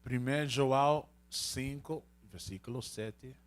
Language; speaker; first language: Portuguese; non-native, learner; Spanish